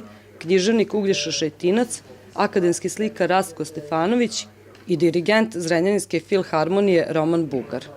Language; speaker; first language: Serbian; native; Serbian